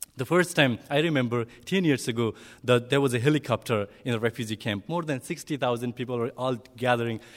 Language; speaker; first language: English; non-native, learner; Nepali